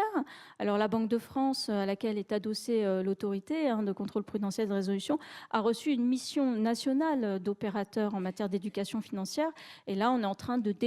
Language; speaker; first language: French; native; French